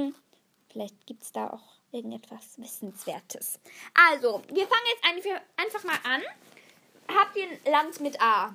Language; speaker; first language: German; native; German